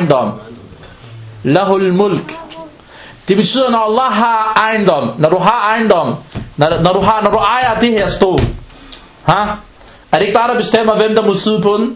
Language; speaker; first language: Danish; non-native, local second language; Arabic